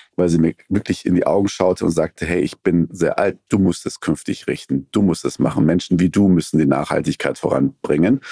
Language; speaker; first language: German; early bilingual, other home language; Persian